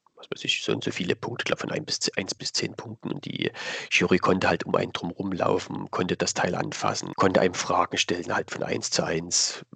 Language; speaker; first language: German; native; German